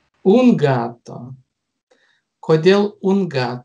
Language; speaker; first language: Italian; non-native, learner; Lithuanian